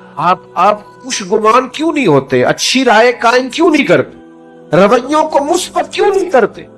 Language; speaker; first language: Urdu; non-native, local second language; Punjabi